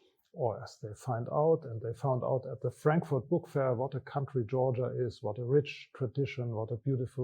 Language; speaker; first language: English; non-native, fluent; German